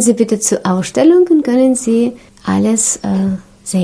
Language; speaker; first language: German; non-native, learner; Russian